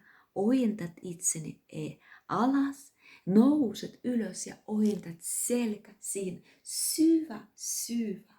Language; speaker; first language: Finnish; non-native, learner; Russian